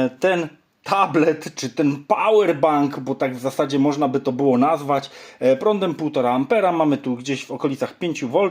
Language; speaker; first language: Polish; native; Polish